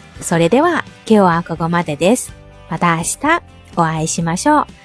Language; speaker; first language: Japanese; non-native, fluent; Chinese